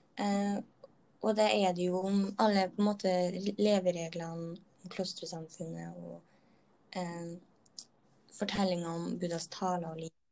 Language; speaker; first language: Norwegian; native; Norwegian